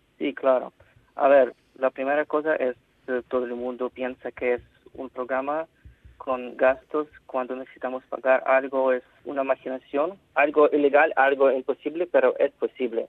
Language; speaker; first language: Spanish; non-native, fluent; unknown